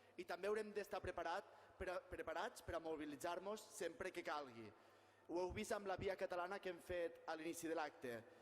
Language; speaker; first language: Catalan; native; Catalan